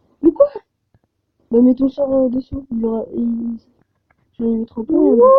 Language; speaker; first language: French; native; French